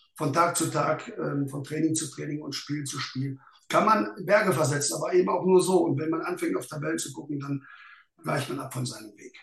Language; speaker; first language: German; native; German